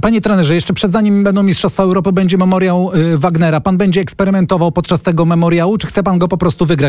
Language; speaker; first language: Polish; native; Polish